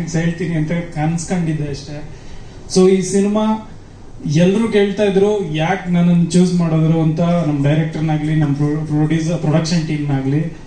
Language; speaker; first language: Kannada; native; Kannada